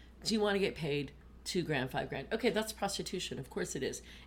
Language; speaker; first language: English; native; English